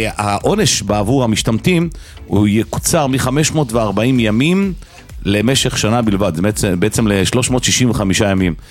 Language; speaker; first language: Hebrew; native; Hebrew